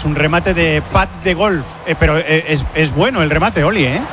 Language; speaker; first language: Spanish; native; Spanish